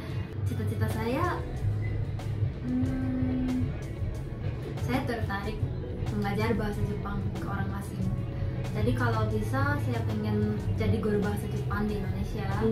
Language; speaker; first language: Indonesian; non-native, fluent; Japanese